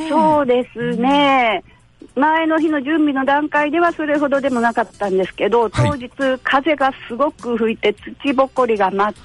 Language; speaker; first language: Japanese; native; Japanese